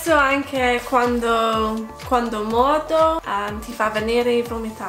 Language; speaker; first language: Italian; non-native, fluent; English